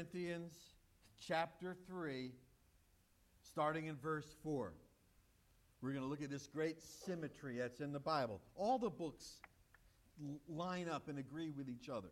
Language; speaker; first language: English; native; English